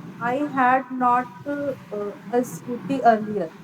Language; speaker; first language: English; non-native, learner; Hindi